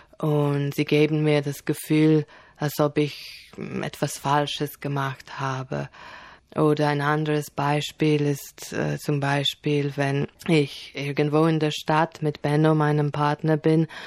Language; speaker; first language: German; non-native, fluent; Polish